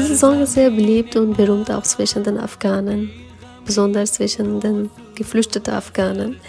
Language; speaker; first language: German; non-native, fluent; Persian